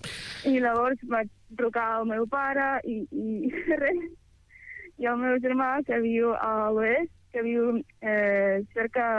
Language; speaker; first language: Catalan; non-native, fluent; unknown